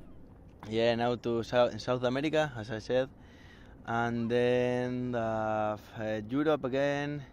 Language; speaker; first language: English; non-native, fluent; Spanish